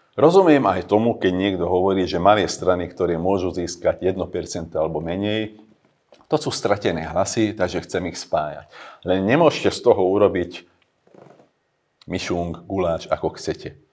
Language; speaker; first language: Slovak; non-native, local second language; Hungarian